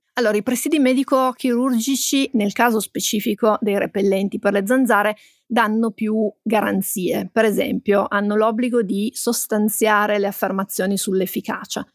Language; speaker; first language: Italian; native; Italian